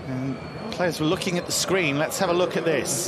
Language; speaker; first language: English; native; English